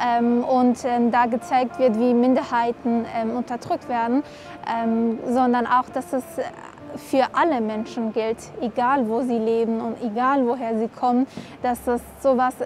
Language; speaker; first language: German; non-native, fluent; Kurdish